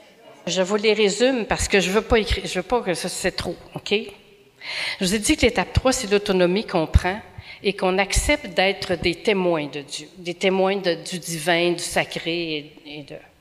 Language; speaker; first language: French; native; French